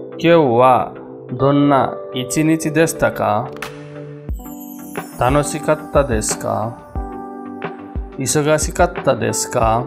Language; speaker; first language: Japanese; non-native, learner; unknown